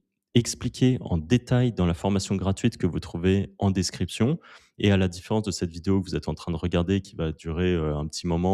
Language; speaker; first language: French; native; French